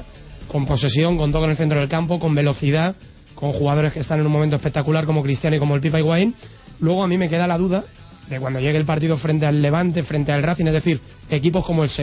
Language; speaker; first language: Spanish; native; Spanish